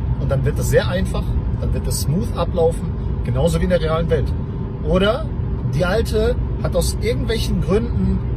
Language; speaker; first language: German; native; German